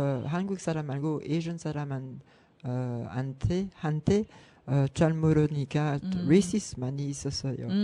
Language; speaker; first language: Korean; non-native, learner; French